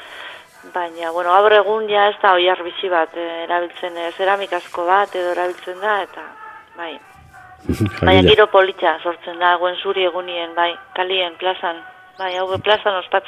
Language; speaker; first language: Basque; native; Basque